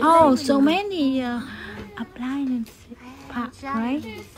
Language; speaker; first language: English; non-native, learner; Vietnamese